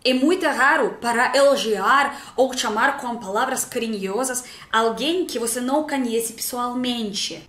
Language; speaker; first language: Portuguese; non-native, fluent; Russian